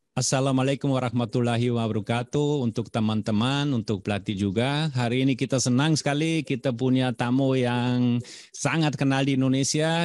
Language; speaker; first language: Indonesian; non-native, fluent; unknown